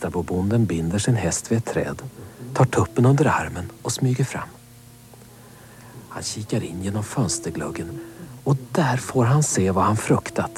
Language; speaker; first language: Swedish; native; Swedish